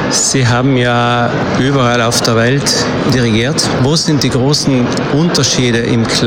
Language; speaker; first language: German; native; German